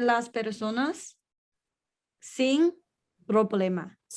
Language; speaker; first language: Spanish; non-native, learner; Chinese